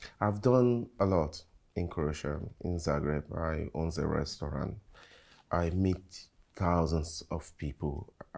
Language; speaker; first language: English; non-native, local second language; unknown